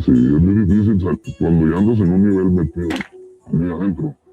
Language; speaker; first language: Spanish; native; Spanish